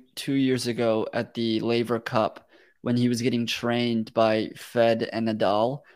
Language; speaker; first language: English; early bilingual, other home language; Russian